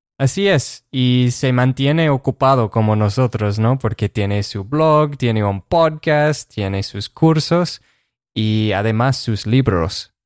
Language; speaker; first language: Spanish; non-native, fluent; English